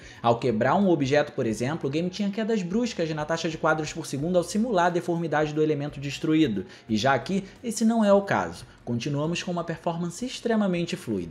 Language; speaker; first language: Portuguese; native; Portuguese